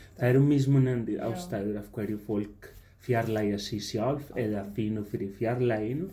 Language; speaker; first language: Icelandic; non-native, fluent; Spanish